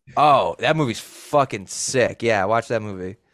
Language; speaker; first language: English; early bilingual, other home language; Italian